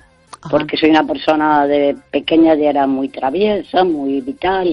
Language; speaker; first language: Spanish; native; Spanish